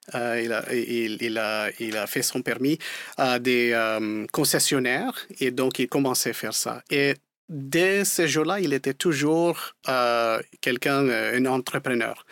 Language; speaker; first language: French; non-native, fluent; Spanish